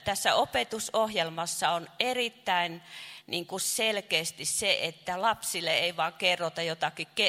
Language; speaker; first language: Finnish; non-native, fluent; Chinese